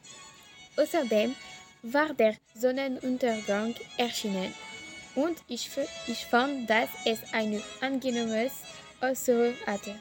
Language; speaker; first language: German; non-native, learner; French